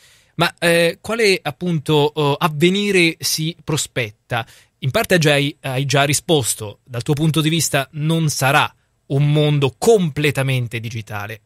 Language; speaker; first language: Italian; native; Italian